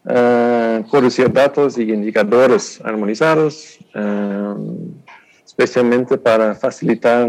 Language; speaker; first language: Spanish; non-native, fluent; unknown